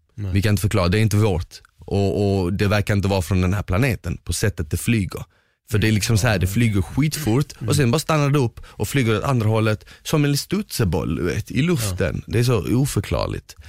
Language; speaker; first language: Swedish; early bilingual, other home language; Bosnian